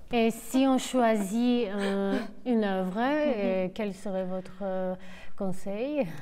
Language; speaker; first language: French; non-native, fluent; Armenian